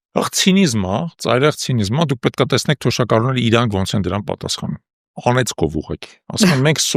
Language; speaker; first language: Armenian; native; Armenian